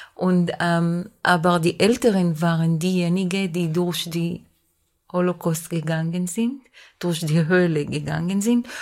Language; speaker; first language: German; non-native, fluent; Hebrew